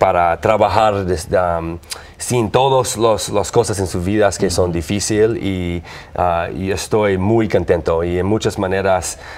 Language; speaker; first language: Spanish; non-native, learner; English